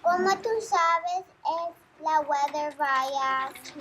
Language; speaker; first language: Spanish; non-native, learner; English